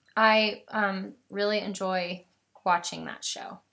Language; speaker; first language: English; native; English